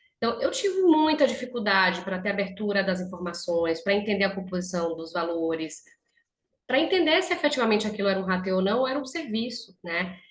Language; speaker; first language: Portuguese; native; Portuguese